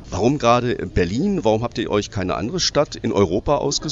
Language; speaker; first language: German; native; German